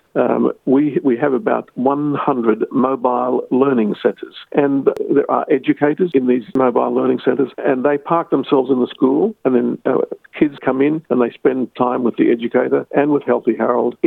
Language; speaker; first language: English; early bilingual, other home language; Arabic